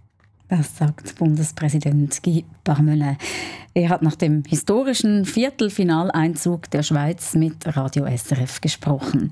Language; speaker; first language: German; native; German